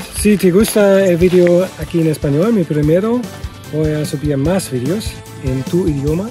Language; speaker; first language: Spanish; non-native, learner; German